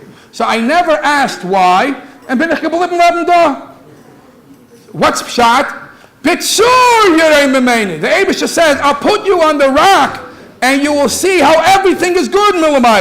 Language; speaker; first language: English; native; English